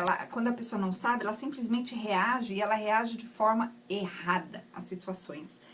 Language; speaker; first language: Portuguese; native; Portuguese